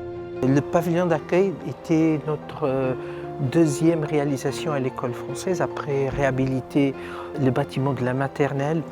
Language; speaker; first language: French; non-native, fluent; Portuguese